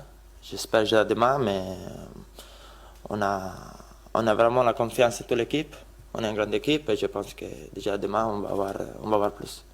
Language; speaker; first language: French; non-native, learner; Italian